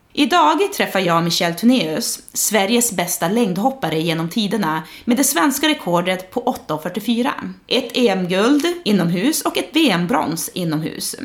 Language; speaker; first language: Swedish; early bilingual, other home language; Portuguese